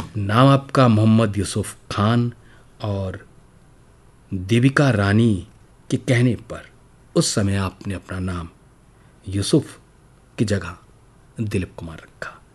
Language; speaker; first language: Hindi; native; Hindi